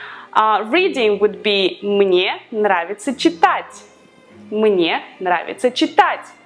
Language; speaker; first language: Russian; non-native, fluent; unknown